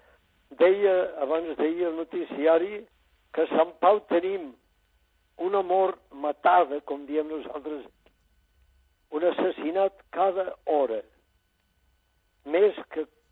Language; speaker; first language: Catalan; native; Catalan